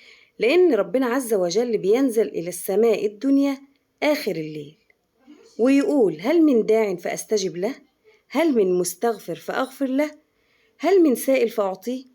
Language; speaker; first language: Arabic; native; Arabic